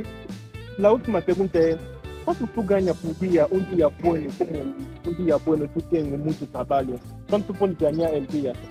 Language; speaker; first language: Portuguese; non-native, learner; French